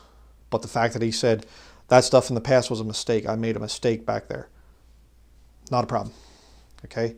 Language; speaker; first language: English; native; English